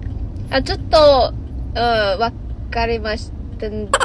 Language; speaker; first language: Japanese; non-native, learner; Filipino